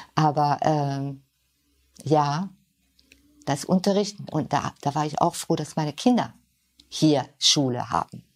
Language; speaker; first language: German; non-native, fluent; French